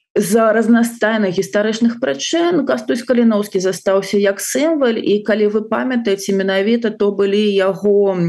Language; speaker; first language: Belarusian; non-native, local second language; Russian